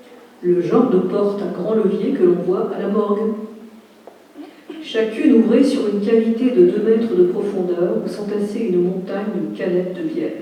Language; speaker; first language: French; native; French